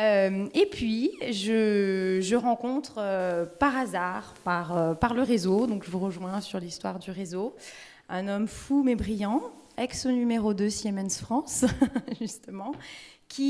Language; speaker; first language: French; native; French